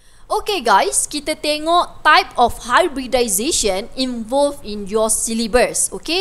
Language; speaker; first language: English; non-native, local second language; Malay